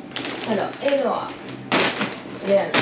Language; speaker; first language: French; native; French